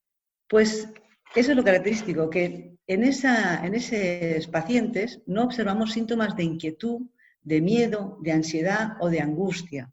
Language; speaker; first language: Spanish; native; Spanish